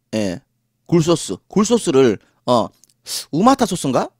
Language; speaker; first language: Korean; native; Korean